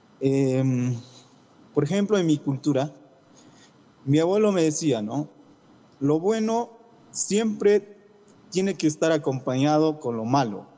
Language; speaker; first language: Spanish; non-native, local second language; Shipibo-Conibo